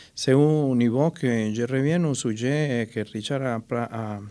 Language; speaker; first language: French; non-native, fluent; Spanish